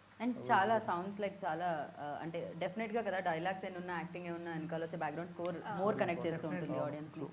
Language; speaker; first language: Telugu; native; Telugu